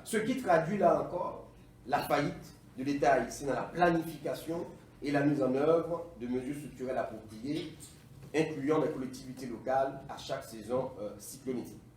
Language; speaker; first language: French; non-native, local second language; Haitian Creole